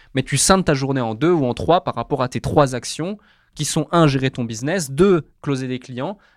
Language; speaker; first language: French; native; French